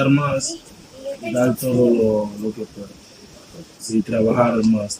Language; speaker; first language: Spanish; non-native, fluent; Haitian Creole